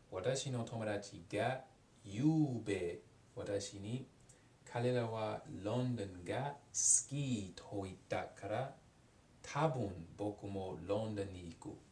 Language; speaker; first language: Japanese; non-native, learner; English